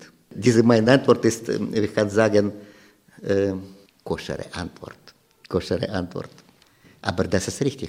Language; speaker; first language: German; non-native, learner; Russian